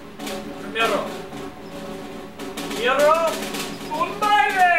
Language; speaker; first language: Spanish; non-native, learner; English